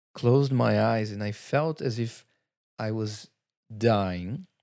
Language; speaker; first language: English; non-native, fluent; Portuguese